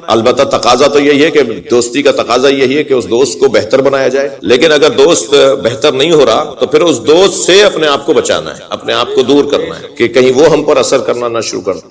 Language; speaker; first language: Urdu; native; Urdu